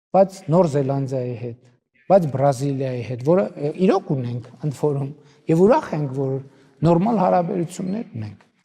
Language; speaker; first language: Armenian; native; Armenian